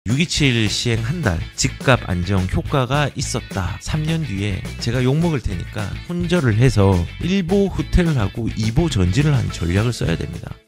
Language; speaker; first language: Korean; native; Korean